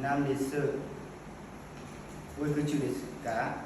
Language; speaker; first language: Japanese; non-native, learner; Vietnamese